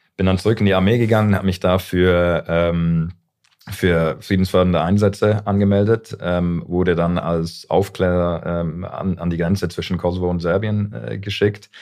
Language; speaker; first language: German; early bilingual, heritage; English